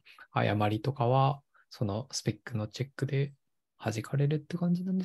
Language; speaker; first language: Japanese; native; Japanese